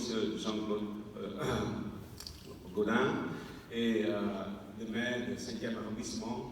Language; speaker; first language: French; non-native, fluent; Vietnamese